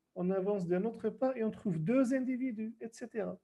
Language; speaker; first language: French; non-native, local second language; Arabic